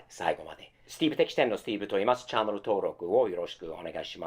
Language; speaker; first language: Japanese; non-native, fluent; English